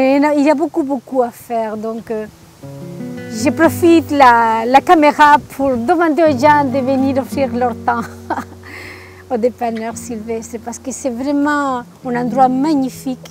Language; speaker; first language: French; native; French